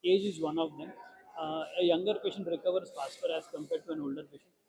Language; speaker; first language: English; non-native, local second language; Marathi